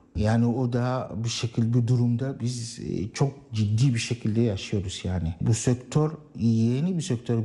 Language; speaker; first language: Turkish; non-native, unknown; Arabic